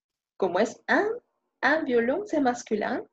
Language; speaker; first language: French; non-native, fluent; Spanish